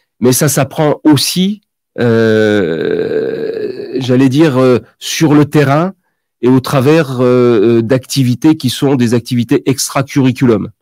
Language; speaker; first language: French; native; French